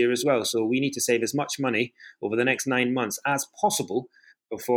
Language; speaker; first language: English; native; English